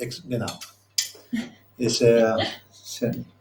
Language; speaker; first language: German; non-native, learner; Spanish